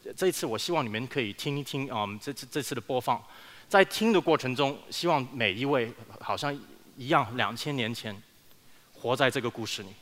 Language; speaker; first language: Chinese; early bilingual, heritage; Chinese